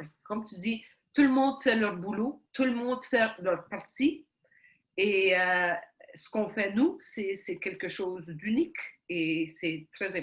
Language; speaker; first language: French; early bilingual, heritage; Ukrainian